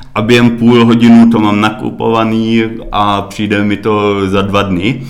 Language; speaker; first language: Czech; early bilingual, heritage; Czech